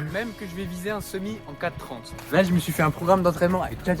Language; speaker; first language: French; native; French